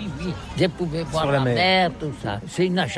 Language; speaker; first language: French; non-native, learner; Catalan